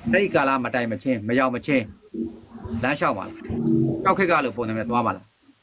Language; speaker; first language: Burmese; native; Burmese